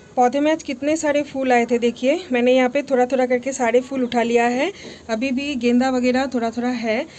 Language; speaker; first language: Hindi; non-native, local second language; Bangla